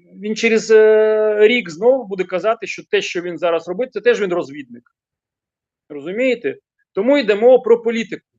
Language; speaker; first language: Ukrainian; non-native, local second language; Russian